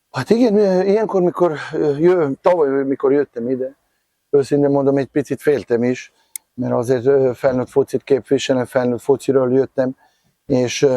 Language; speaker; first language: Hungarian; non-native, fluent; Serbian